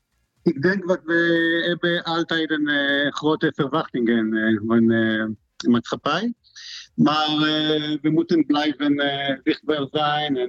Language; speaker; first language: Dutch; non-native, fluent; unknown